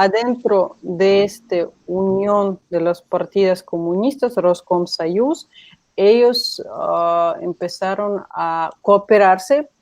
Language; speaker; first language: Spanish; non-native, fluent; Russian